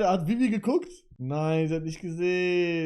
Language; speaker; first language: German; native; German